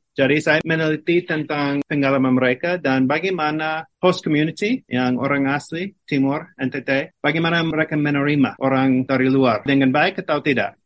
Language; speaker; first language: Indonesian; non-native, fluent; English